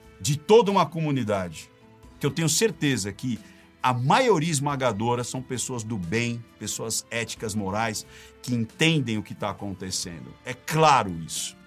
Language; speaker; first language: Portuguese; native; Portuguese